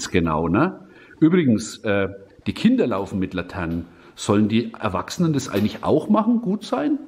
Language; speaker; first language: German; native; German